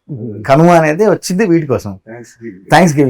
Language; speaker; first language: Telugu; native; Telugu